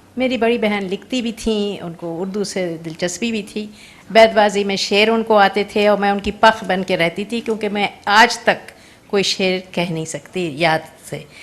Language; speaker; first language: Urdu; native; Urdu